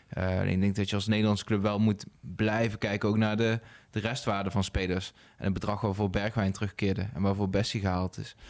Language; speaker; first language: Dutch; native; Dutch